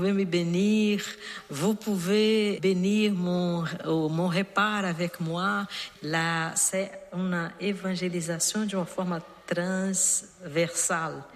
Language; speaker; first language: French; non-native, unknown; Portuguese